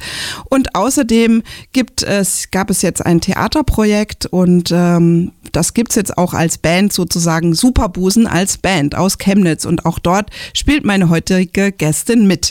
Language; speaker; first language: German; native; German